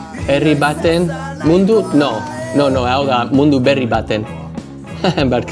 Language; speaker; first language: Basque; non-native, learner; English